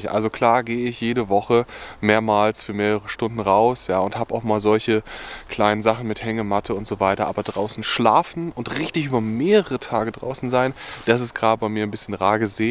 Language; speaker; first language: German; native; German